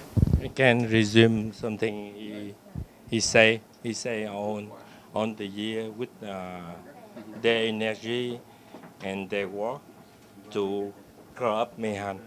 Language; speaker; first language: English; non-native, learner; Vietnamese